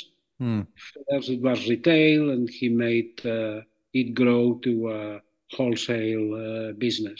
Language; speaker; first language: English; non-native, fluent; Catalan